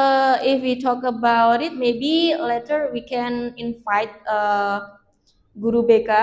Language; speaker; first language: English; non-native, learner; Indonesian